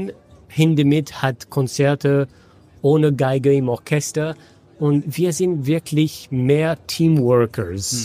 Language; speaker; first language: German; non-native, fluent; French